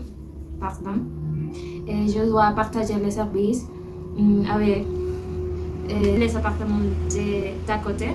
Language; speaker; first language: French; non-native, learner; Spanish